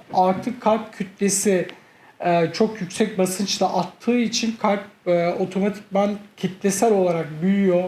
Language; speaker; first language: Turkish; native; Turkish